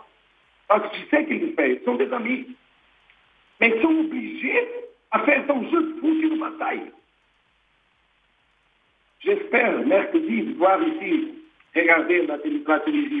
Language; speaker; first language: French; non-native, learner; Portuguese